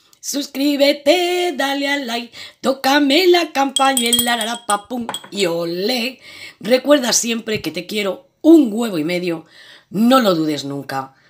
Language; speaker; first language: Spanish; native; Spanish